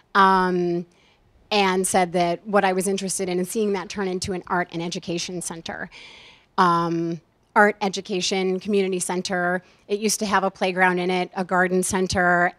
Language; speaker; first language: English; native; English